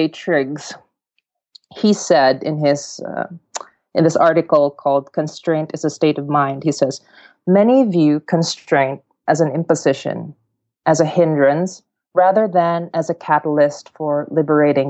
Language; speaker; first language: English; non-native, local second language; Cebuano